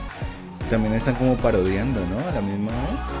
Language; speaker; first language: Spanish; native; Spanish